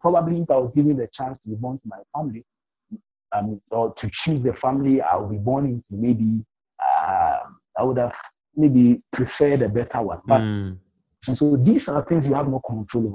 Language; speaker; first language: English; non-native, local second language; Akan